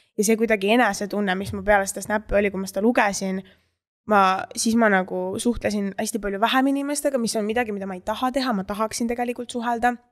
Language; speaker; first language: Estonian; native; Estonian